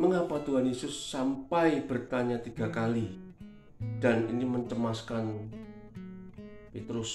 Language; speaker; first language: Indonesian; native; Indonesian